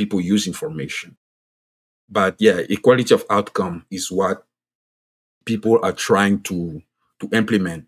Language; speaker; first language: English; non-native, fluent; French